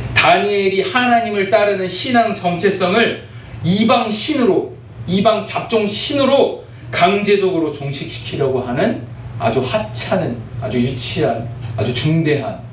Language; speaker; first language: Korean; native; Korean